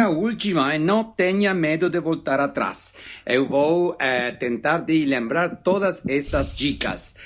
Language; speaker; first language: Portuguese; non-native, learner; Spanish